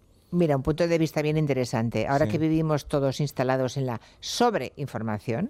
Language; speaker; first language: Spanish; native; Spanish